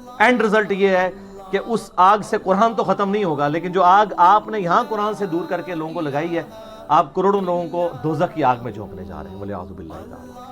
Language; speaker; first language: Urdu; native; Urdu